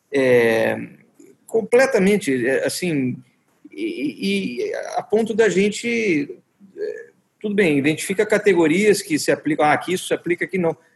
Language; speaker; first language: Portuguese; native; Portuguese